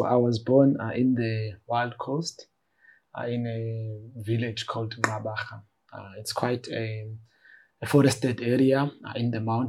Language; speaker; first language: English; non-native, local second language; Xhosa